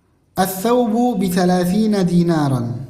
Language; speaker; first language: Arabic; non-native, fluent; Indonesian